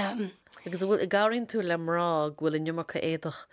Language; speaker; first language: Irish; native; Irish